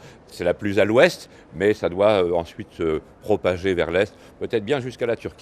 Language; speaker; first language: French; native; French